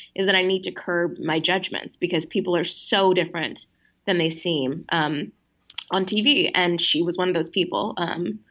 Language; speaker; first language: English; native; English